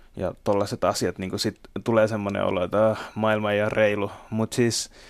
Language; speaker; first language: Finnish; early bilingual, other home language; Bangla